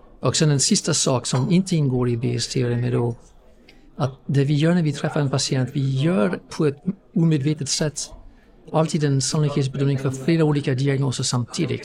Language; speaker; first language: Swedish; non-native, fluent; English